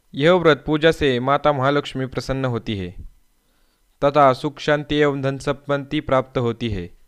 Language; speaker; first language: Hindi; non-native, local second language; Marathi